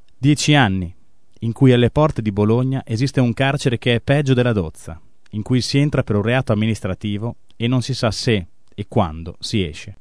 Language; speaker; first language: Italian; native; Italian